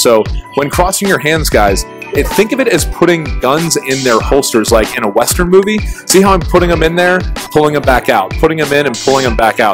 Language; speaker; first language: English; native; English